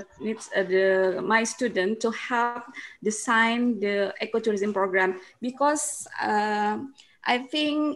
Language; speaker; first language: English; non-native, learner; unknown